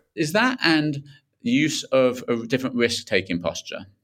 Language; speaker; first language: English; native; English